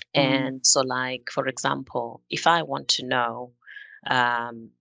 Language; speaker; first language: English; non-native, local second language; Shona